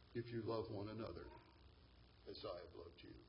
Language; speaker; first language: English; native; English